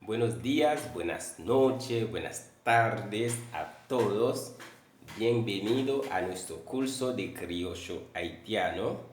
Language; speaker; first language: Spanish; non-native, fluent; Haitian Creole